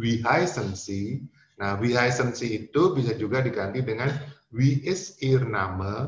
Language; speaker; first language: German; non-native, fluent; Indonesian